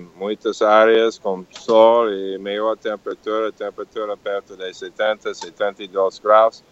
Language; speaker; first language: Portuguese; non-native, learner; English